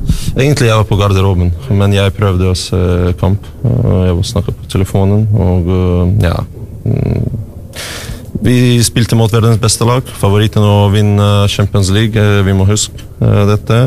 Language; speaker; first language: Norwegian; non-native, learner; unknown